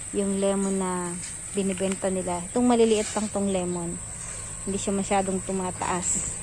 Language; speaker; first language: Filipino; non-native, local second language; Bikol